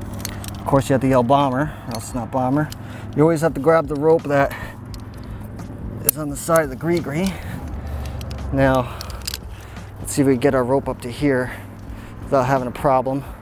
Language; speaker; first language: English; native; English